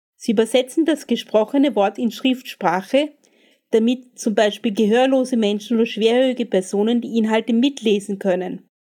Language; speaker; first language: German; native; German